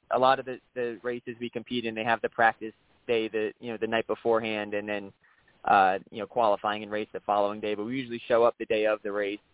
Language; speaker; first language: English; native; English